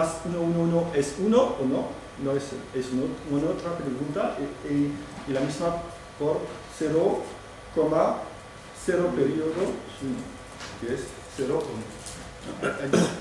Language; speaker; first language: Spanish; non-native, fluent; French